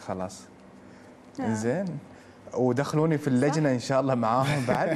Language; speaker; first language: Arabic; native; Arabic